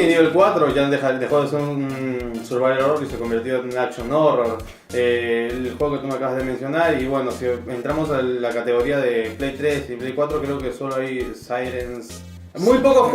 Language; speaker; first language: Spanish; native; Spanish